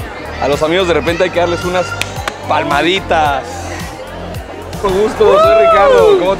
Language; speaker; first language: Spanish; native; Spanish